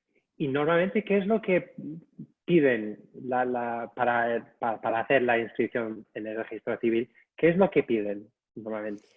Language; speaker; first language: Spanish; non-native, fluent; English